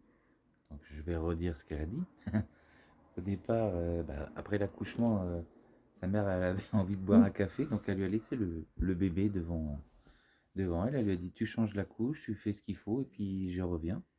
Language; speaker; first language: French; native; French